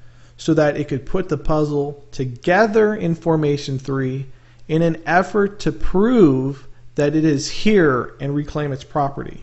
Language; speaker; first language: English; native; English